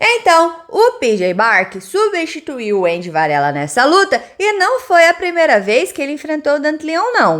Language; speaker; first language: Portuguese; native; Portuguese